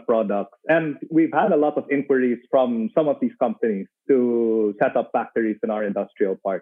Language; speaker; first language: English; non-native, local second language; Filipino